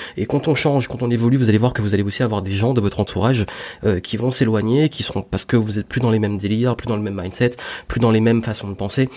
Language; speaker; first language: French; native; French